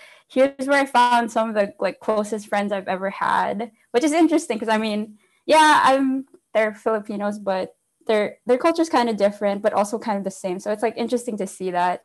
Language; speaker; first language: English; non-native, local second language; Filipino